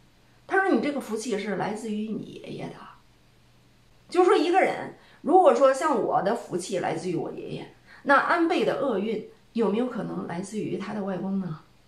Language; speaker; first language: Chinese; native; Chinese